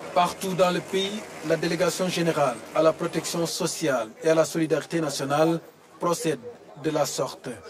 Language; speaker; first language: French; non-native, local second language; Wolof